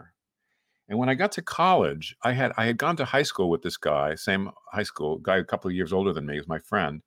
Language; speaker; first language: English; native; English